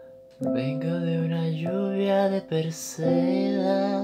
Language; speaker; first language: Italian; non-native, learner; Spanish